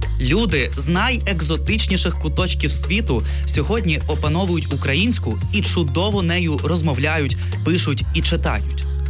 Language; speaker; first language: Ukrainian; non-native, local second language; Russian